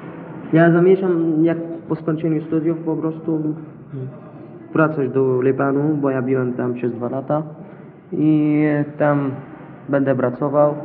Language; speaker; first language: Polish; non-native, learner; Arabic